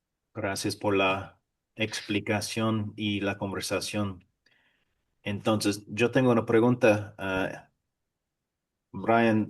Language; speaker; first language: Spanish; non-native, fluent; English